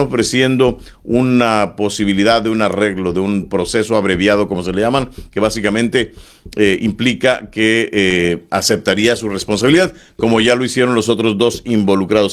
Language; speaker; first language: Spanish; native; Spanish